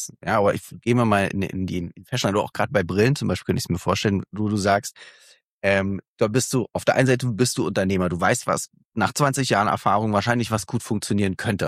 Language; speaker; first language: German; native; German